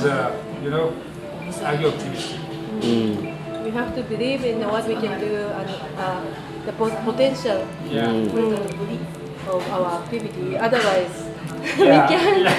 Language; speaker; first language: English; non-native, fluent; Japanese